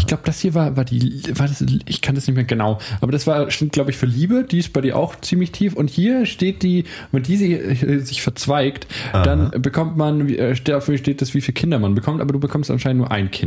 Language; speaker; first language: German; native; German